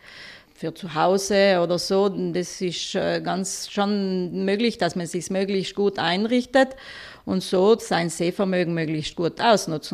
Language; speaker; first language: German; native; German